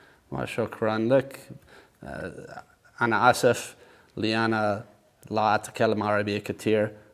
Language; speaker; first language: Arabic; non-native, learner; English